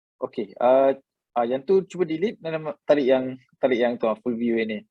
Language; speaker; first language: Malay; native; Malay